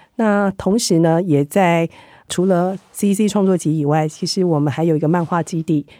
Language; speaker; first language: Chinese; native; Chinese